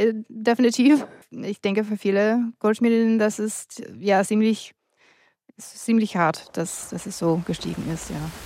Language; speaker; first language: German; non-native, fluent; English